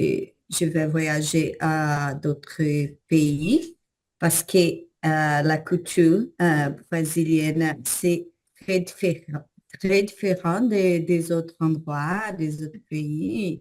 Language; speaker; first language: French; non-native, learner; Portuguese